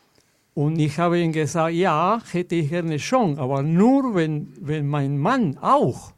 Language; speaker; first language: German; non-native, fluent; Spanish